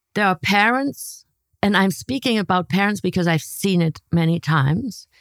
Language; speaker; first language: English; non-native, fluent; German